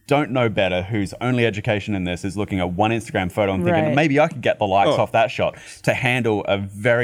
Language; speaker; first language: English; native; English